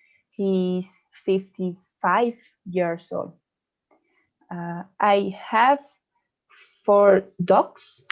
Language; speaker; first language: English; non-native, learner; Spanish